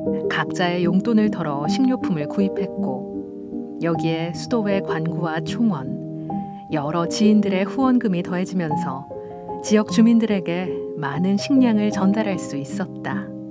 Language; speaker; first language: Korean; native; Korean